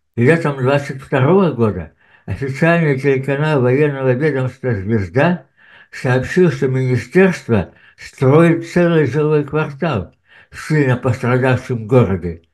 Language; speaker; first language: Russian; native; Russian